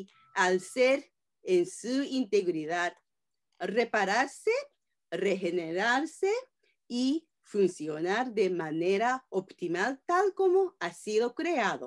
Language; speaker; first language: Spanish; non-native, fluent; Japanese